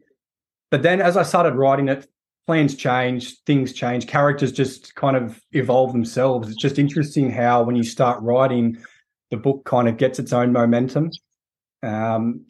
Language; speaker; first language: English; native; English